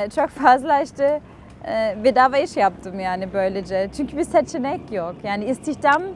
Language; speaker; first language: Turkish; non-native, fluent; German